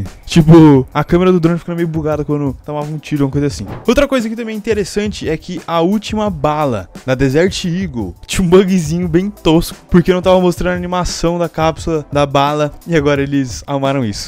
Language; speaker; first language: Portuguese; native; Portuguese